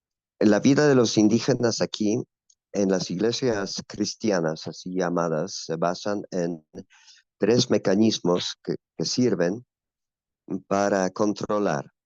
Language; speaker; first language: Spanish; non-native, fluent; Polish